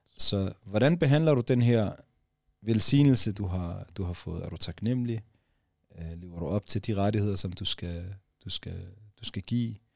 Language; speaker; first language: Danish; early bilingual, other home language; Arabic